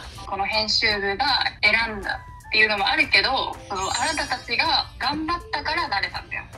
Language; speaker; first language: Japanese; native; Japanese